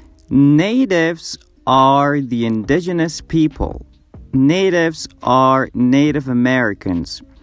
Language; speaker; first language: English; non-native, fluent; Persian